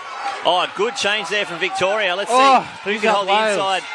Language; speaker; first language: English; native; English